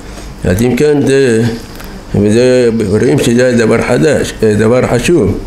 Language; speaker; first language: Hebrew; non-native, fluent; Persian